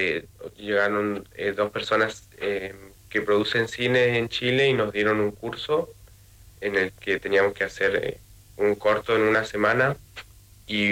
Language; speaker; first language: Spanish; native; Spanish